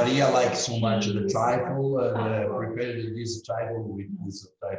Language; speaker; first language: English; non-native, learner; Italian